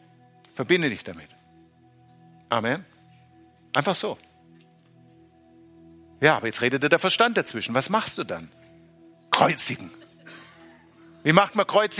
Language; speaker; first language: German; native; German